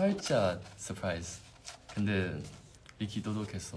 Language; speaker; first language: Korean; non-native, learner; Chinese